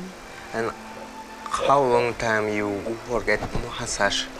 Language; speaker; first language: English; non-native, learner; Yakut